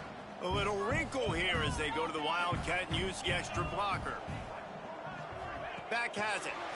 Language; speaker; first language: English; native; English